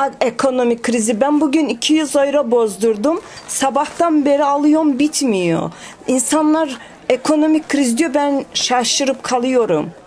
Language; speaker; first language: Turkish; early bilingual, heritage; Turkish